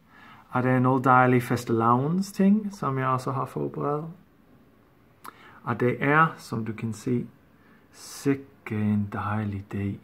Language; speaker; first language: Danish; non-native, fluent; English